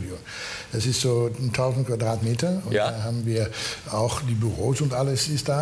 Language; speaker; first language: German; non-native, learner; Dutch